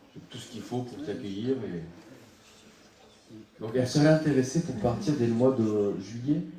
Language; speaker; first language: French; native; French